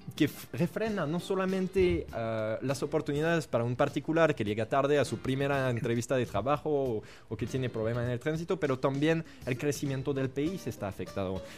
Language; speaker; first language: Spanish; non-native, fluent; French